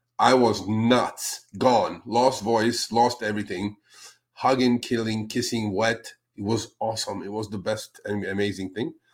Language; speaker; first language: English; non-native, fluent; Spanish